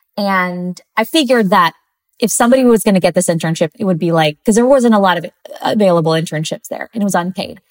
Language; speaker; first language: English; early bilingual, other home language; Spanish